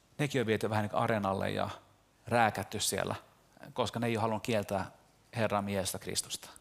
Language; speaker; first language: Finnish; early bilingual, heritage; Finnish